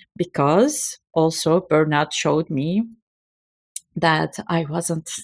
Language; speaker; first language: English; non-native, fluent; Turkish